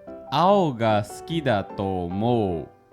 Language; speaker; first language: Japanese; non-native, fluent; English